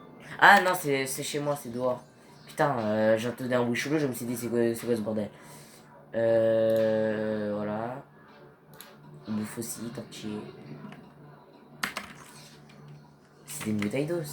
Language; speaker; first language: French; native; French